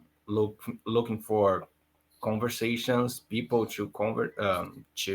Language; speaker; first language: English; non-native, learner; Portuguese